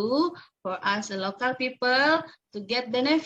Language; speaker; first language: English; non-native, local second language; Indonesian